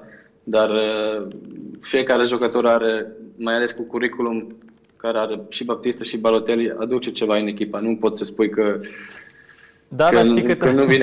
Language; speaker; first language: Romanian; non-native, fluent; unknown